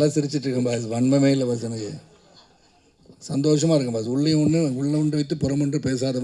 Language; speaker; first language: Tamil; native; Tamil